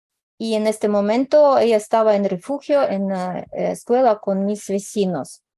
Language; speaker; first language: Spanish; non-native, fluent; Ukrainian